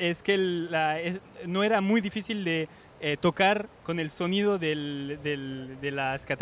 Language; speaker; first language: Spanish; non-native, fluent; French